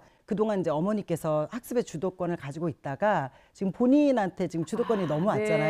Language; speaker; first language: Korean; native; Korean